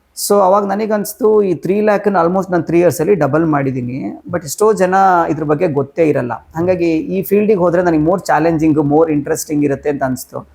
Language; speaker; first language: Kannada; native; Kannada